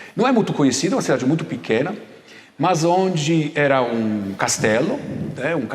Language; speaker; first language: Portuguese; non-native, fluent; Italian